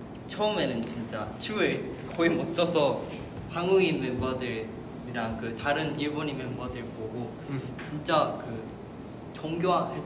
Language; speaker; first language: Korean; non-native, fluent; Japanese